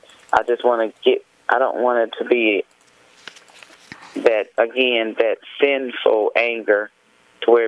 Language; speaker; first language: English; native; English